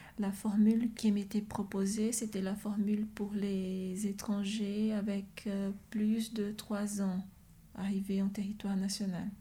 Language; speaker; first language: French; non-native, fluent; Portuguese